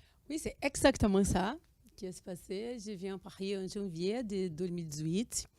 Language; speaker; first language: French; non-native, fluent; Portuguese